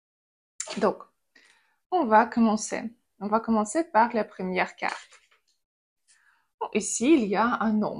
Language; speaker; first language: French; non-native, fluent; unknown